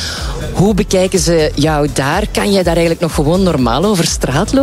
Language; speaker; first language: Dutch; native; Dutch